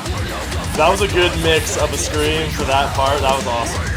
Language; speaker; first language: English; native; English